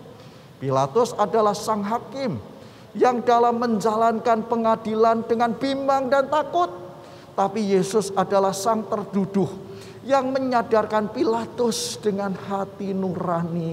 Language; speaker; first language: Indonesian; native; Indonesian